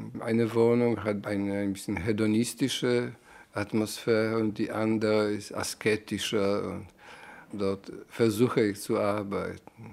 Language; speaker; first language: German; non-native, fluent; Polish